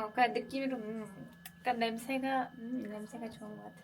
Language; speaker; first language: Korean; non-native, learner; Turkish